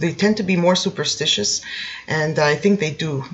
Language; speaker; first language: English; native; English